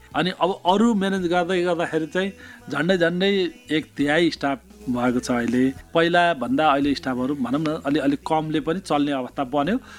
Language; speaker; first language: Nepali; native; Nepali